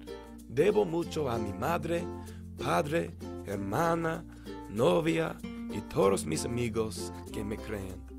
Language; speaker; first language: Spanish; non-native, learner; English